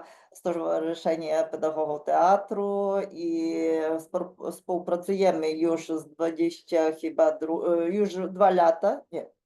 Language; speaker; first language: Polish; non-native, fluent; Ukrainian